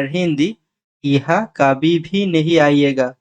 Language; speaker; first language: Hindi; non-native, learner; Bangla